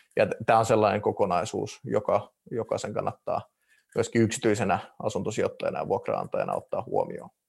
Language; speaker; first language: Finnish; native; Finnish